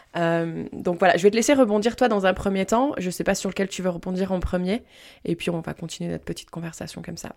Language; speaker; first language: French; native; French